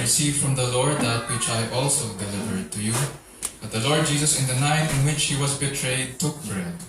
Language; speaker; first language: English; non-native, local second language; Filipino